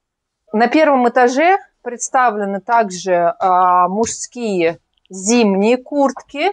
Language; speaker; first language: Russian; native; Russian